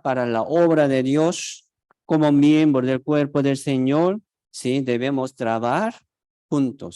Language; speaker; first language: Spanish; non-native, fluent; Korean